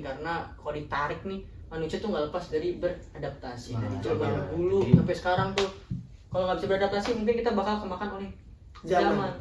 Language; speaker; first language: Indonesian; native; Indonesian